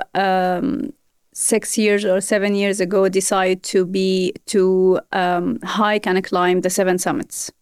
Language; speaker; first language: English; non-native, fluent; Arabic